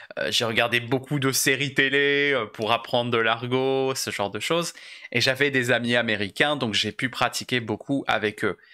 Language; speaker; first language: French; native; French